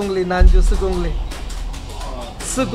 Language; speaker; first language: Chinese; non-native, learner; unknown